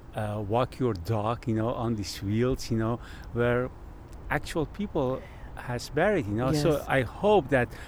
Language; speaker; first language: English; non-native, fluent; Persian